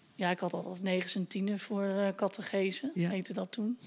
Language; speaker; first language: Dutch; native; Dutch